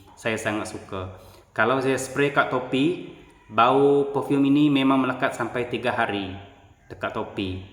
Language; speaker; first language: Malay; native; Malay